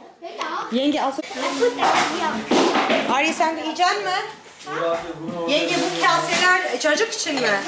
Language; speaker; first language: Turkish; native; Turkish